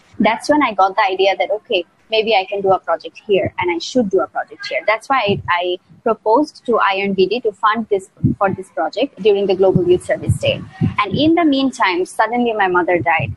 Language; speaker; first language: English; non-native, local second language; Bangla